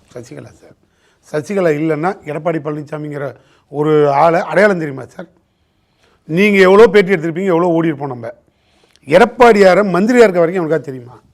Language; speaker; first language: Tamil; native; Tamil